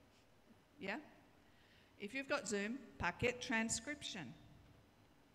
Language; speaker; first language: Indonesian; non-native, learner; English